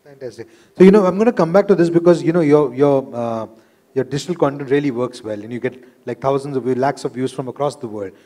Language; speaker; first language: English; non-native, local second language; Hindi